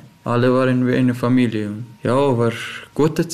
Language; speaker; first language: German; non-native, learner; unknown